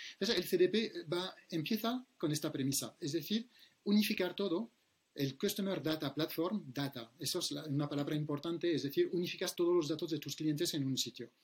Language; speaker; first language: Spanish; non-native, fluent; French